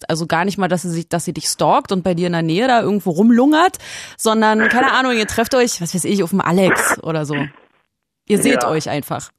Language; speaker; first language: German; native; German